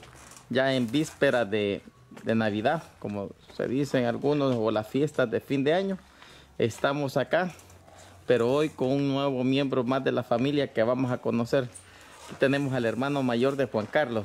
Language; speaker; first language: Spanish; native; Spanish